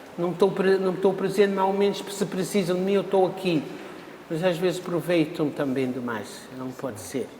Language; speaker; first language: Portuguese; non-native, local second language; Kabuverdianu